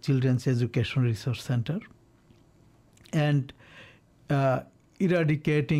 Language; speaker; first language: English; non-native, local second language; Bangla